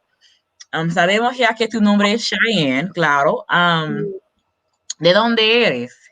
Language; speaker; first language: Spanish; non-native, learner; English